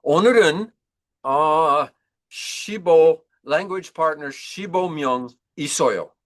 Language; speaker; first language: Korean; non-native, learner; English